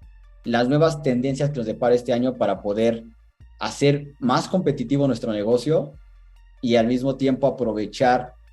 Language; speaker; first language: Spanish; native; Spanish